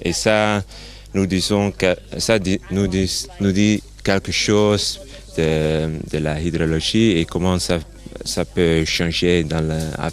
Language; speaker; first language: French; non-native, learner; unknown